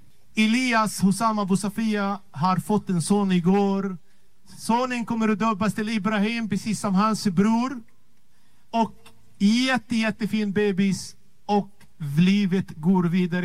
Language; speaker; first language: Swedish; non-native, fluent; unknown